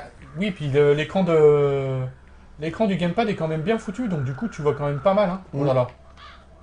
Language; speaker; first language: French; native; French